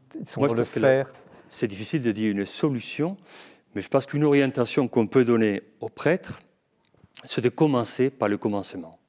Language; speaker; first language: French; non-native, fluent; Spanish